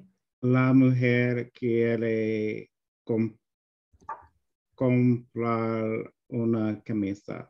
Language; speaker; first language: Spanish; non-native, learner; English